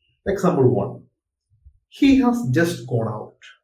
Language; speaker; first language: English; non-native, local second language; Malayalam